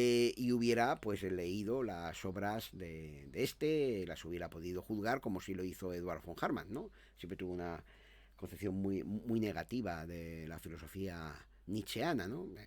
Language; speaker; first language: Spanish; native; Spanish